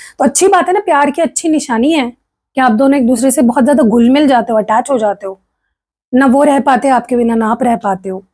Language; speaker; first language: Hindi; non-native, local second language; Marathi